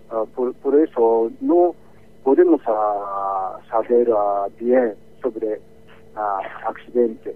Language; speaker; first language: Spanish; non-native, learner; Japanese